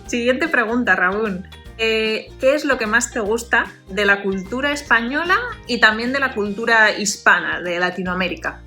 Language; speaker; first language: Spanish; native; Spanish